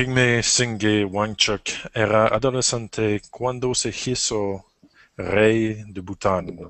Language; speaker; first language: Spanish; non-native, learner; French